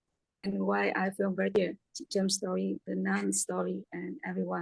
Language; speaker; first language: English; non-native, learner; Vietnamese